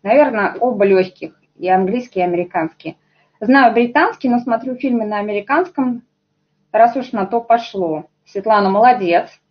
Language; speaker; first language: Russian; native; Russian